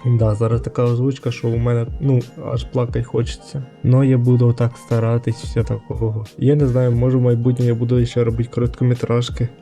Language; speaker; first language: Ukrainian; non-native, local second language; Russian